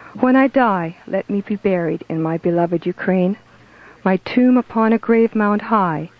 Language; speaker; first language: English; native; English